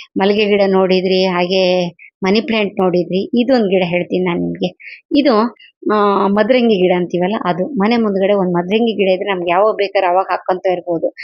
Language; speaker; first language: Kannada; native; Kannada